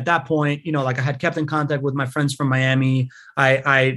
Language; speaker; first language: English; early bilingual, other home language; Spanish